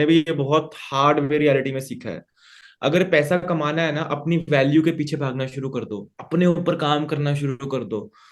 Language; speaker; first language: Hindi; native; Hindi